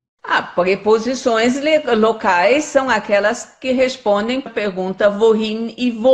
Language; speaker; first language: Portuguese; non-native, fluent; German